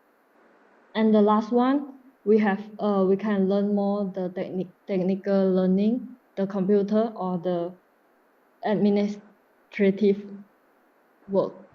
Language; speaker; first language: English; non-native, learner; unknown